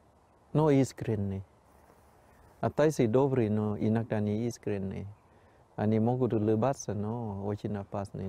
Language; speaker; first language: Russian; non-native, fluent; Thai